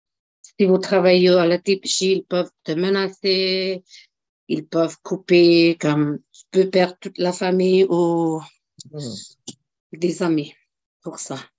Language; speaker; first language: French; non-native, local second language; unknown